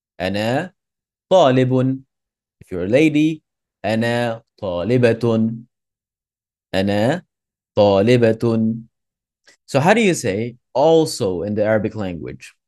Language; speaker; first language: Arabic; non-native, fluent; English